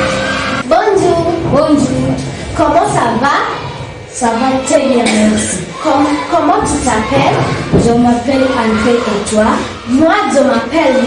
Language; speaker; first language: French; non-native, learner; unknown